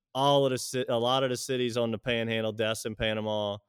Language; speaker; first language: English; native; English